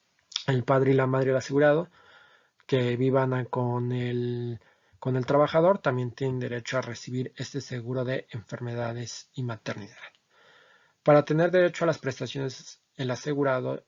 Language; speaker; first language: Spanish; native; Spanish